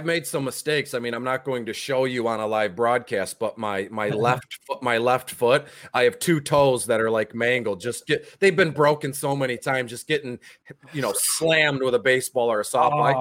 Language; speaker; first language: English; native; English